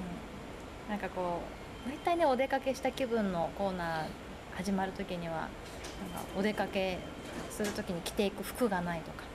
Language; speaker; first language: Japanese; native; Japanese